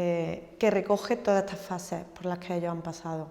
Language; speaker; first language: Spanish; native; Spanish